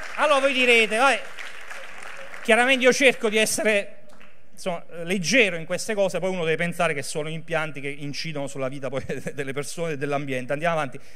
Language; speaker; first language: Italian; native; Italian